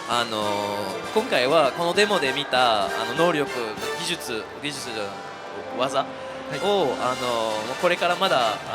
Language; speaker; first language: Japanese; non-native, fluent; French